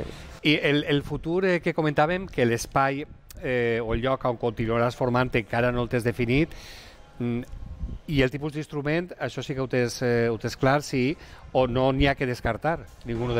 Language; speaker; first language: Catalan; native; Catalan